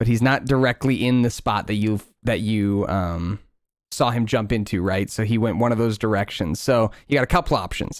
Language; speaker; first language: English; native; English